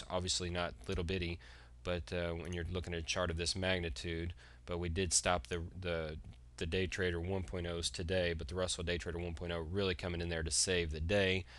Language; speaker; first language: English; native; English